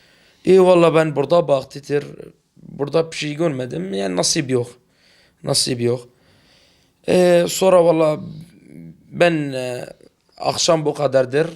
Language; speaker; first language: Turkish; non-native, learner; Arabic